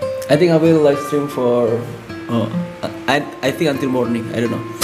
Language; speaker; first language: English; non-native, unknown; Indonesian